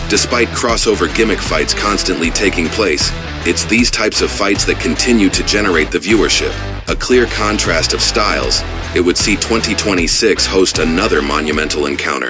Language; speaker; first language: English; native; English